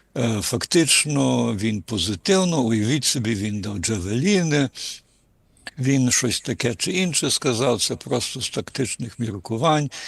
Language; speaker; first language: Ukrainian; early bilingual, heritage; Ukrainian